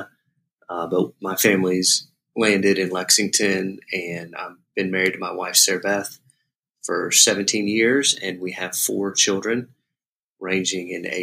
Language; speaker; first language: English; native; English